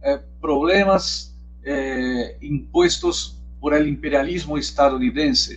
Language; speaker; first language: Spanish; non-native, learner; Portuguese